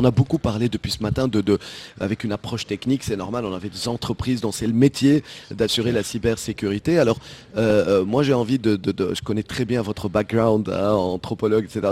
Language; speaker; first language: French; non-native, local second language; Arabic